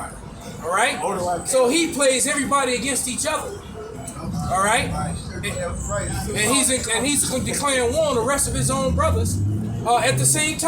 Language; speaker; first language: English; native; English